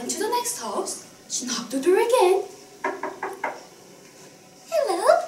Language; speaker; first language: English; non-native, fluent; Korean